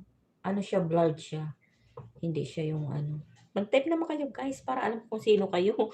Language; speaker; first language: Filipino; non-native, local second language; Bikol